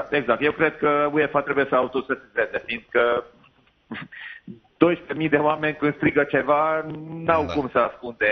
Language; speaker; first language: Romanian; non-native, local second language; Hungarian